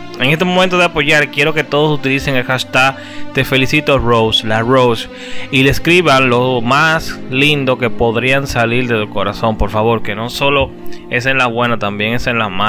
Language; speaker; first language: Spanish; native; Spanish